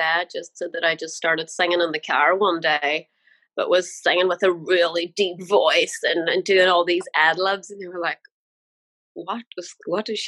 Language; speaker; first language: English; native; English